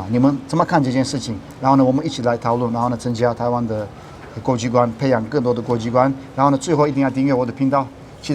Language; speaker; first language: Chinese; non-native, fluent; Turkish